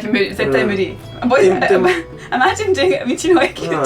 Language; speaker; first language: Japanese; non-native, learner; English